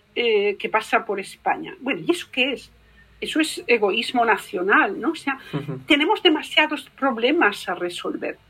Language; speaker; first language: Spanish; native; Spanish